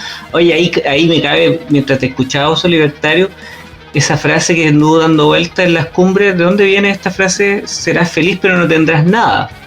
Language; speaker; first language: Spanish; native; Spanish